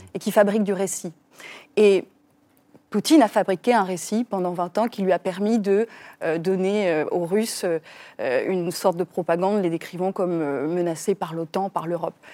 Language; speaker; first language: French; native; French